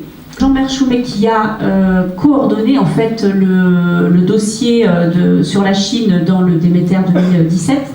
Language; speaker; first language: French; native; French